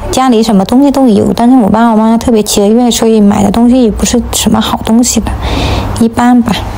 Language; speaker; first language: Chinese; non-native, fluent; Vietnamese